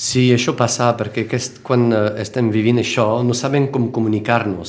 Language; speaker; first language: Catalan; non-native, fluent; French